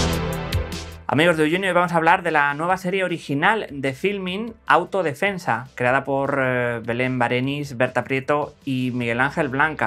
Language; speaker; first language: Spanish; native; Spanish